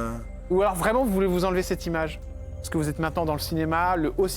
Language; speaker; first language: French; native; French